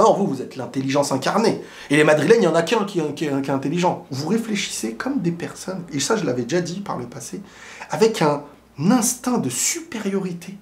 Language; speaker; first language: French; native; French